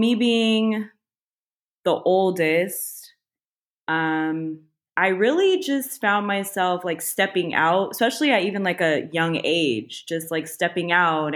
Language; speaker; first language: English; native; English